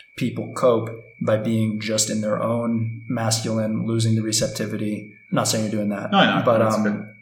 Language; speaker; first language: English; native; English